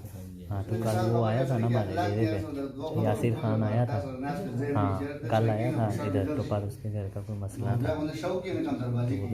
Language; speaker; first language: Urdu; non-native, local second language; Pashto